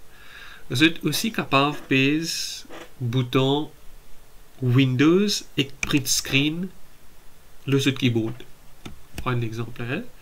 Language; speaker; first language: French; non-native, local second language; Morisyen